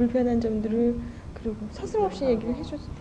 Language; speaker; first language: Korean; native; Korean